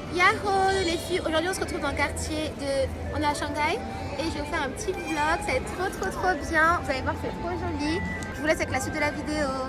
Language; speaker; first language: French; early bilingual, other home language; Arabic